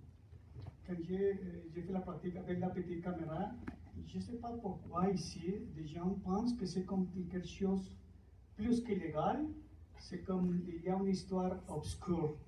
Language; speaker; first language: French; non-native, fluent; Spanish